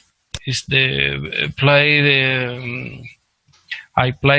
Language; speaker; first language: English; non-native, learner; Spanish